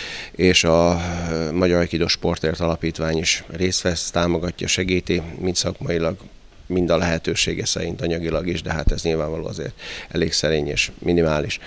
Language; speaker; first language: Hungarian; native; Hungarian